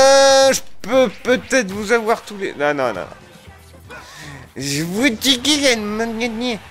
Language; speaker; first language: French; native; French